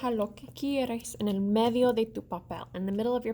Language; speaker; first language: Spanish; non-native, learner; English